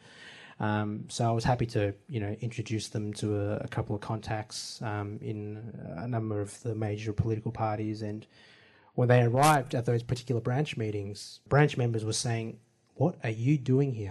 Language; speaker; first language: English; native; English